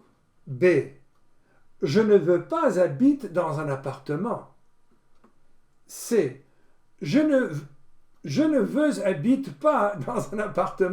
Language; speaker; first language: French; non-native, fluent; English